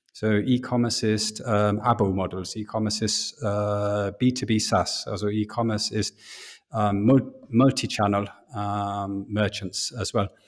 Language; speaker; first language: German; non-native, fluent; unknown